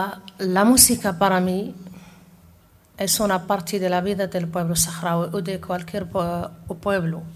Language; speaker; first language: Spanish; non-native, learner; Arabic